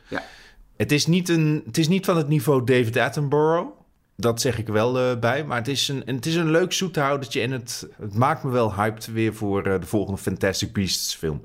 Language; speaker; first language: Dutch; native; Dutch